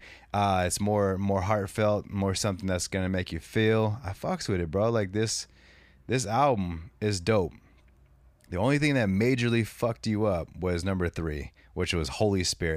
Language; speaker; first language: English; native; English